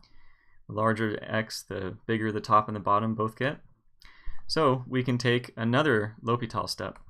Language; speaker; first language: English; native; English